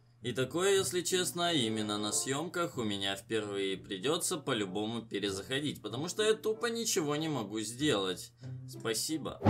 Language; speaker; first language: Russian; native; Russian